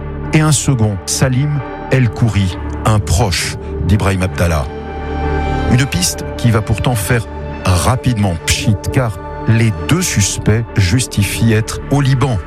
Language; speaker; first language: French; native; French